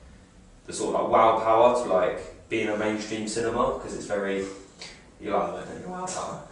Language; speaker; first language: English; native; English